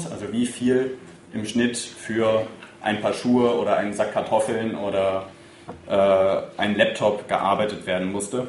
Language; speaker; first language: German; native; German